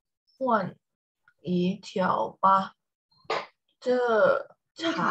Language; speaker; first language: Chinese; non-native, learner; Thai